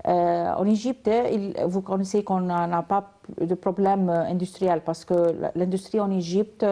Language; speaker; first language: French; non-native, learner; Arabic